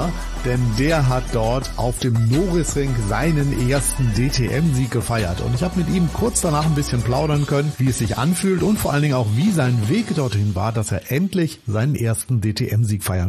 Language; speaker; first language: German; native; German